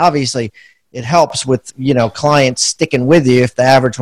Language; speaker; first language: English; native; English